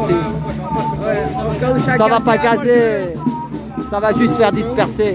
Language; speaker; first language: French; native; French